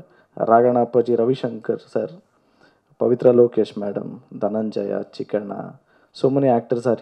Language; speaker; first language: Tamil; non-native, learner; Kannada